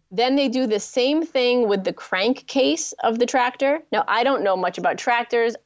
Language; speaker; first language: English; native; English